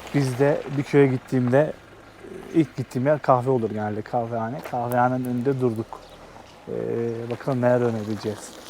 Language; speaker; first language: Turkish; native; Turkish